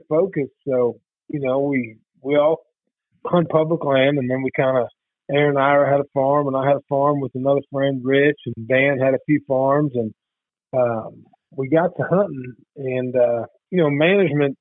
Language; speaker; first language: English; native; English